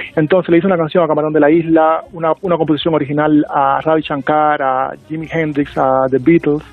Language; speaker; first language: Spanish; native; Spanish